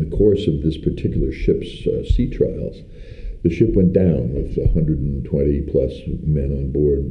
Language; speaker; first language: English; native; English